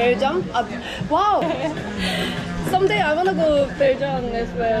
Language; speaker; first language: English; non-native, learner; Korean